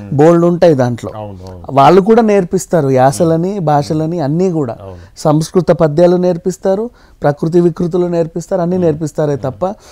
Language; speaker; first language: Telugu; native; Telugu